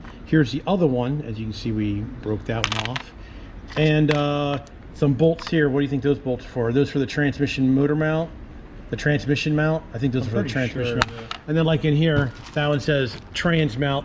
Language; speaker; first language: English; native; English